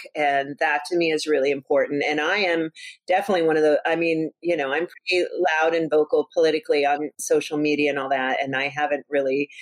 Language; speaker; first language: English; native; English